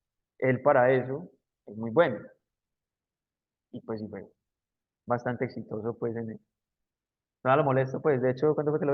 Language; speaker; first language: Spanish; native; Spanish